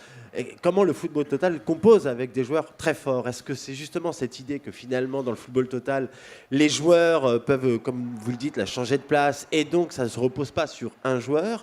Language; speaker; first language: French; native; French